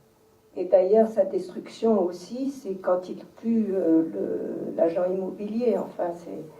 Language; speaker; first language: French; native; French